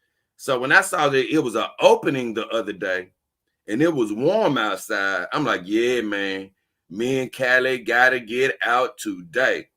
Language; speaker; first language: English; native; English